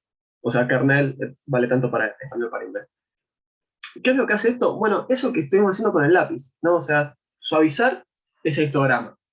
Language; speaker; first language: Spanish; native; Spanish